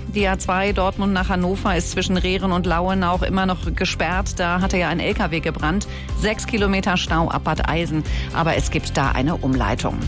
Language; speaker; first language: German; native; German